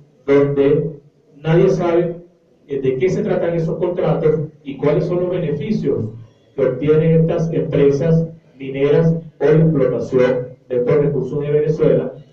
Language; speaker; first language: Spanish; native; Spanish